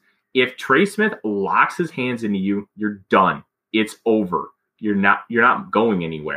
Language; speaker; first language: English; native; English